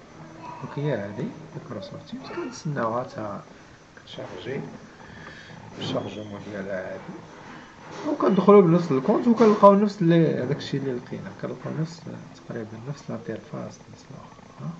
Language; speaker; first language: Arabic; native; Arabic